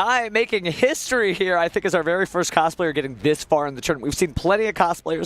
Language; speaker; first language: English; native; English